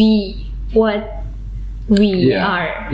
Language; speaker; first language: English; non-native, learner; Indonesian